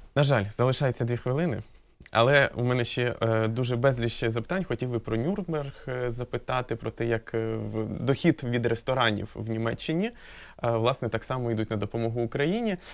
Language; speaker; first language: Ukrainian; native; Ukrainian